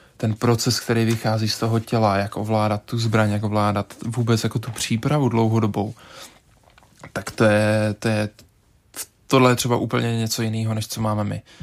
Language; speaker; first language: Czech; native; Czech